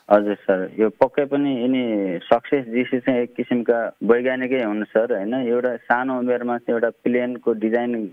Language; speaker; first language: Nepali; native; Nepali